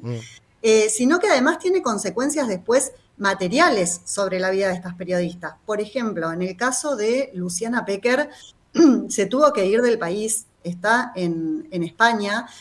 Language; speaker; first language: Spanish; native; Spanish